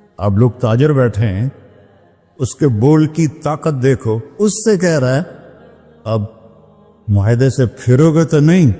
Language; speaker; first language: Urdu; non-native, local second language; Punjabi